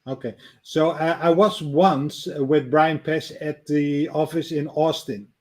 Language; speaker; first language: English; non-native, fluent; Dutch